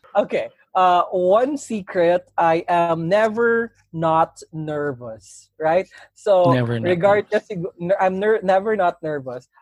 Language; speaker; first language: English; non-native, local second language; Cebuano